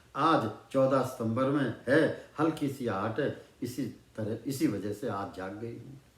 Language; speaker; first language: Hindi; non-native, local second language; Punjabi